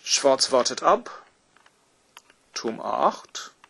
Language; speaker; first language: German; non-native, fluent; English